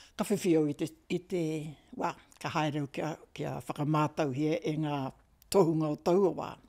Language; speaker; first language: Māori; native; Māori